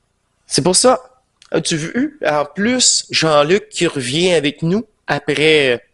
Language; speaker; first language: French; native; French